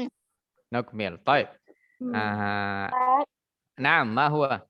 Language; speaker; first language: Arabic; non-native, fluent; Indonesian